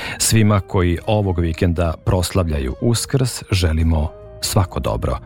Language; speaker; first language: Serbian; native; Serbian